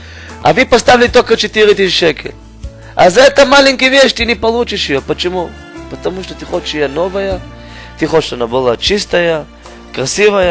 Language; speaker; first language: Russian; non-native, learner; Hebrew